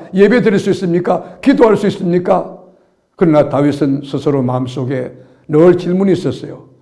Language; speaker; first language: Korean; native; Korean